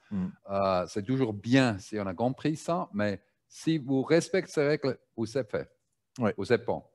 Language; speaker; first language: French; non-native, learner; German